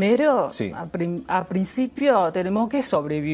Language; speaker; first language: Spanish; non-native, learner; Chinese